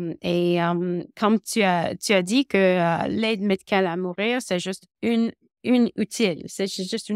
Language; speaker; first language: French; non-native, local second language; English